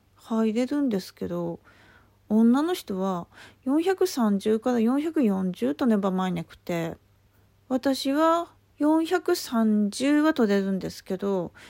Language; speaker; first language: Japanese; native; Japanese